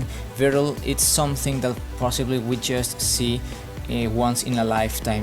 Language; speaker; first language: English; non-native, fluent; Spanish